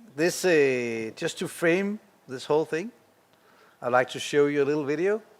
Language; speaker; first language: English; non-native, fluent; Danish